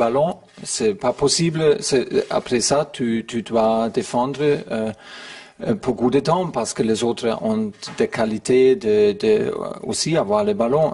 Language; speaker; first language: French; non-native, learner; German